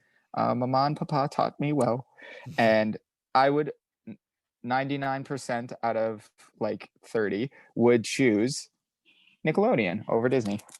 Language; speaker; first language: English; native; English